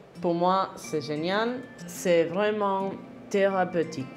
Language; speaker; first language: French; non-native, learner; Spanish